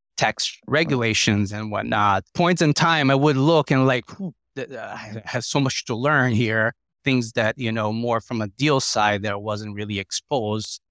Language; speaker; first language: English; non-native, fluent; Portuguese